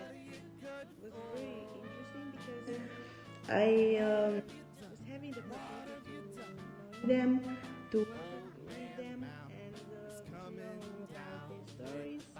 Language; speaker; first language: English; non-native, learner; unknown